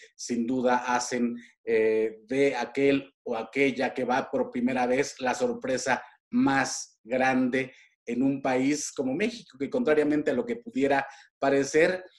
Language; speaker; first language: Spanish; native; Spanish